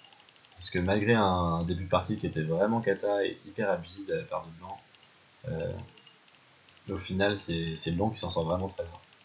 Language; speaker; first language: French; native; French